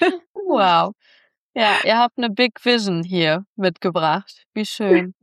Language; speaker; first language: German; native; German